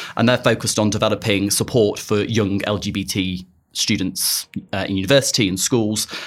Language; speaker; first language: English; native; English